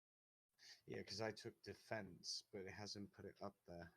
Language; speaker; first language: English; native; English